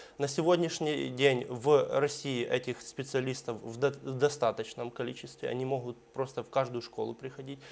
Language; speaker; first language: Russian; native; Russian